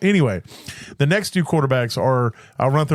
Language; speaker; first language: English; native; English